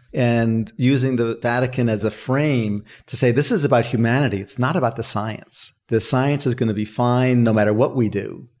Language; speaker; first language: English; native; English